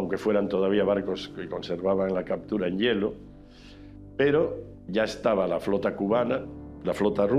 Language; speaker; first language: Spanish; native; Spanish